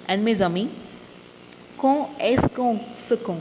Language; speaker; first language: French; non-native, fluent; Tamil